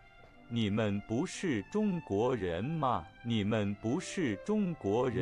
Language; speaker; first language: Chinese; non-native, learner; English